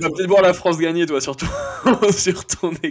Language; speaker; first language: French; native; French